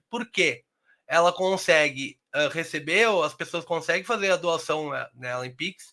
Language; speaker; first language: Portuguese; native; Portuguese